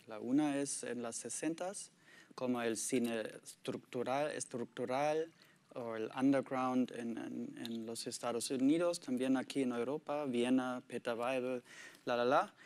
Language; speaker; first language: Spanish; non-native, learner; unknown